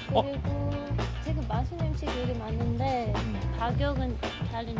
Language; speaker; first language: Korean; non-native, learner; Dutch